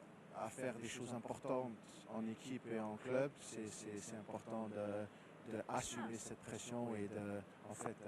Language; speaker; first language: French; non-native, fluent; Danish